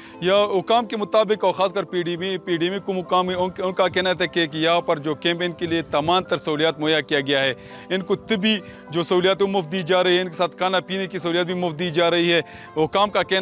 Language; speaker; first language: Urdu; non-native, local second language; Pashto